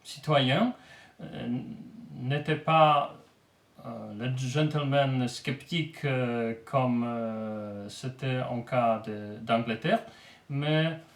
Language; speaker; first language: French; non-native, learner; Polish